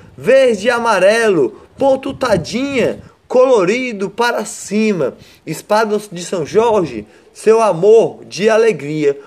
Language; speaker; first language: Portuguese; native; Portuguese